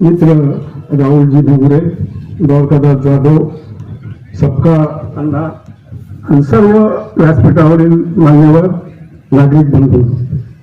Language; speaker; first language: Marathi; native; Marathi